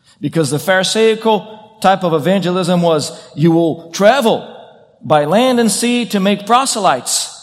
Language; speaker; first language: English; non-native, fluent; Portuguese